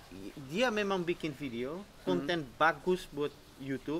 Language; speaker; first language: Indonesian; non-native, fluent; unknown